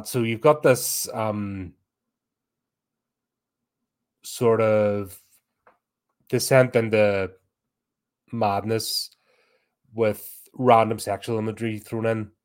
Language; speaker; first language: English; native; English